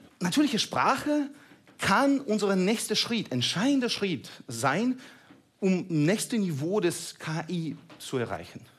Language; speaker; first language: German; non-native, fluent; Russian